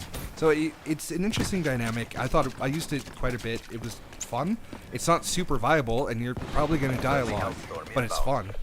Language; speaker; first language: English; native; English